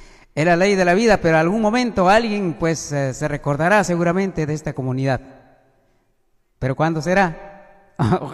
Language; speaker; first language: Spanish; native; Spanish